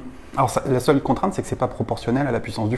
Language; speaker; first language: French; native; French